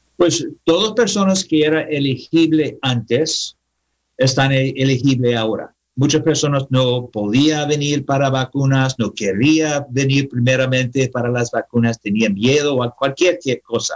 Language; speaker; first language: Spanish; non-native, learner; English